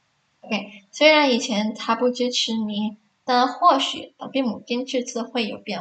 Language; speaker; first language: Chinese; non-native, fluent; Indonesian